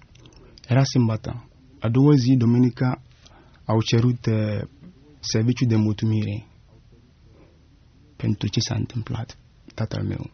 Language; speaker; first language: Romanian; non-native, fluent; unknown